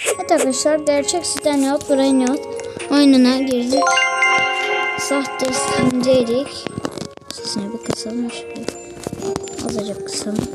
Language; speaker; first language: Turkish; native; Turkish